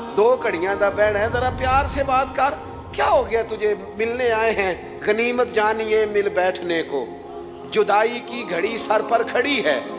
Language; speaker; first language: Urdu; non-native, local second language; Punjabi